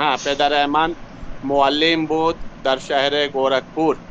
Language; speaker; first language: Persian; non-native, learner; Urdu